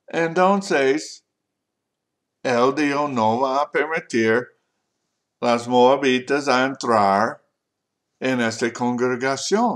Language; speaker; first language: Spanish; non-native, learner; English